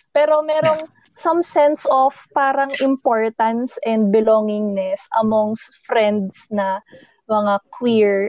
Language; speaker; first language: Filipino; native; Filipino